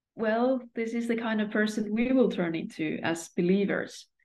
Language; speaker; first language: English; non-native, fluent; Estonian